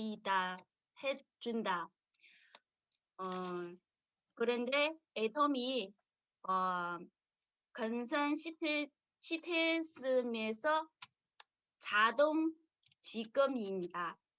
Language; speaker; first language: Korean; non-native, learner; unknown